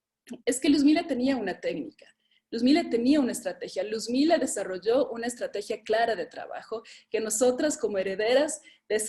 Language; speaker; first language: Spanish; native; Spanish